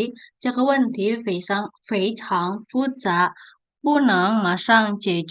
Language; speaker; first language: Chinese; non-native, fluent; Indonesian